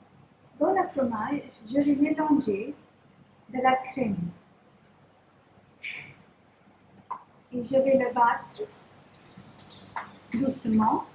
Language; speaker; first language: French; non-native, fluent; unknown